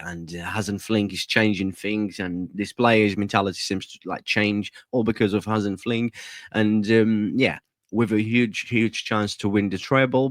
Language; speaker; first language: English; non-native, fluent; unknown